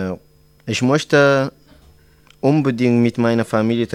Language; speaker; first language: German; non-native, learner; Tigrinya